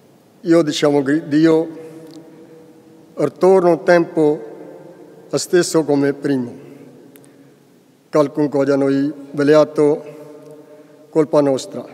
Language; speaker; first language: Italian; non-native, learner; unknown